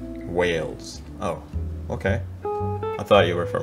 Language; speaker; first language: English; non-native, fluent; Indonesian